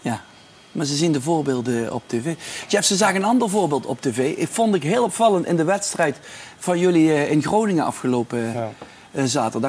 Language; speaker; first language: Dutch; native; Dutch